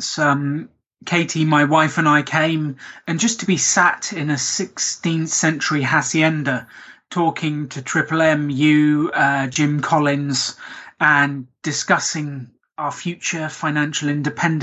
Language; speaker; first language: English; native; English